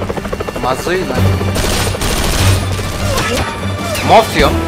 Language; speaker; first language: Japanese; non-native, learner; German